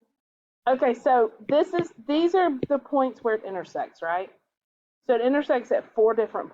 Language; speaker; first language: English; native; English